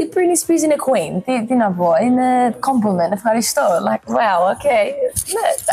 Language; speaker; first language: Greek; early bilingual, heritage; English